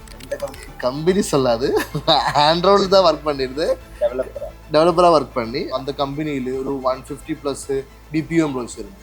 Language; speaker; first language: Tamil; non-native, learner; Malayalam